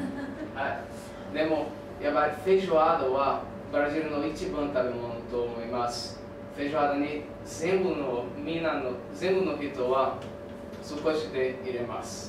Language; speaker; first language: Japanese; non-native, learner; Portuguese